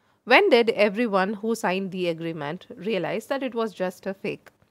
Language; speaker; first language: English; non-native, local second language; Tamil